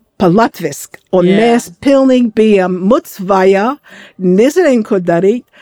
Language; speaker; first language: Latvian; early bilingual, heritage; Latvian